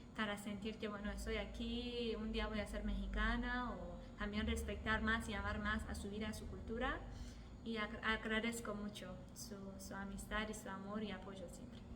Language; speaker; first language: Spanish; non-native, fluent; Persian